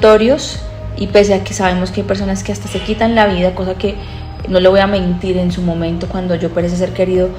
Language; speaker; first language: Spanish; native; Spanish